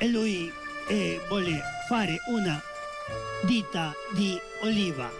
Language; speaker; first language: Italian; non-native, learner; Spanish